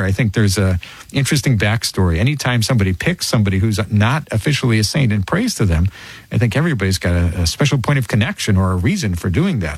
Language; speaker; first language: English; native; English